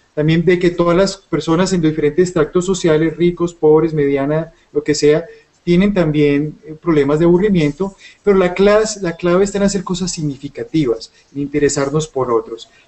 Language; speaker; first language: Spanish; native; Spanish